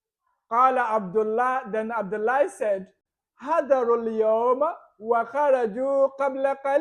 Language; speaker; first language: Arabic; non-native, fluent; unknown